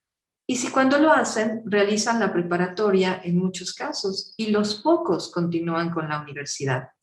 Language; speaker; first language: Spanish; native; Spanish